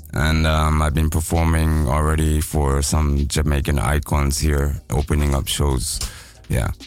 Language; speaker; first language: English; non-native, fluent; Japanese